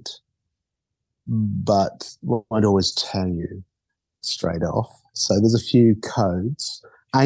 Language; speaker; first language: English; native; English